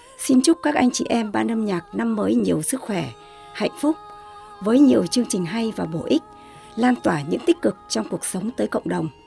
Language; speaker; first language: Vietnamese; non-native, local second language; Tày